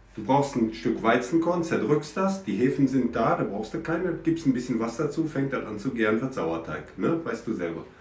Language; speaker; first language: German; native; German